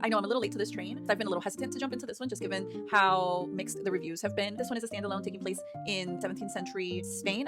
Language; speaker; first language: English; native; English